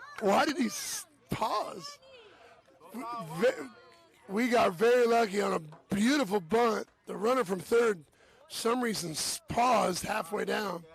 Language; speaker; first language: English; native; English